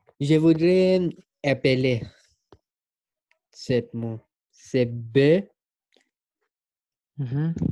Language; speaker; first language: French; non-native, learner; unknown